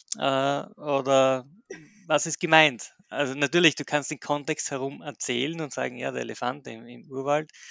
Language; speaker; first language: German; native; German